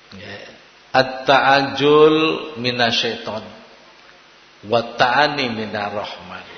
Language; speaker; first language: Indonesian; non-native, local second language; Javanese